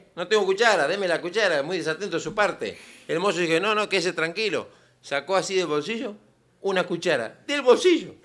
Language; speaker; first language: Spanish; native; Spanish